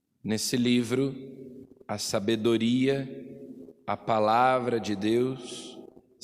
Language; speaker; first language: Portuguese; native; Portuguese